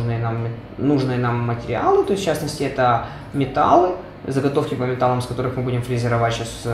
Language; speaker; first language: Russian; non-native, local second language; Ukrainian